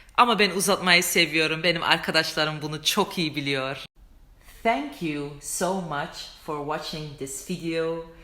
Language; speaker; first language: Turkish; early bilingual, heritage; Turkish